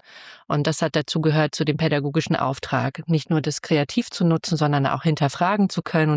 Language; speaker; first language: German; native; German